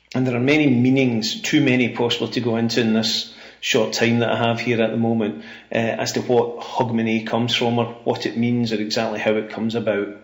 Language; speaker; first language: English; native; English